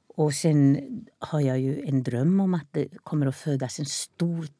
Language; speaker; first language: Swedish; non-native, local second language; Northern Sami